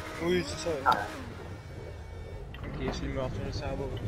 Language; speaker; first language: French; native; French